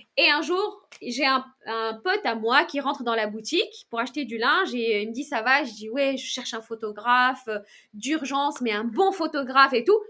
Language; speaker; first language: French; non-native, local second language; Arabic